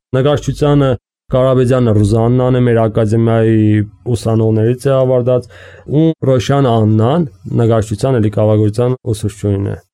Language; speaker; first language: Armenian; native; Armenian